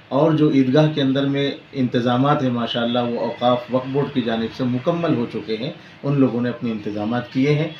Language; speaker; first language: Urdu; native; Urdu